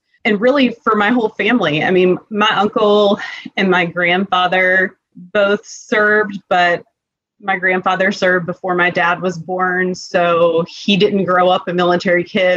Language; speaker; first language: English; native; English